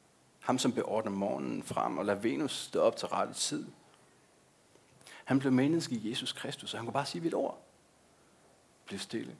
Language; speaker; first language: Danish; native; Danish